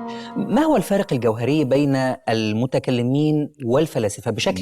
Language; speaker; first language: Arabic; native; Arabic